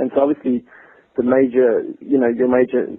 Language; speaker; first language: English; native; English